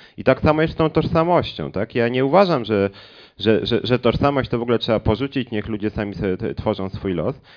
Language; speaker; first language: Polish; native; Polish